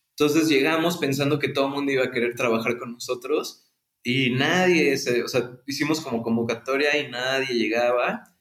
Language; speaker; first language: Spanish; native; Spanish